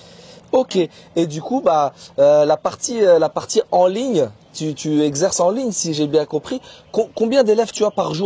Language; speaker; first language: French; native; French